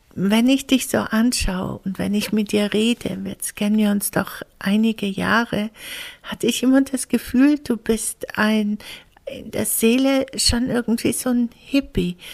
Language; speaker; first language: German; native; German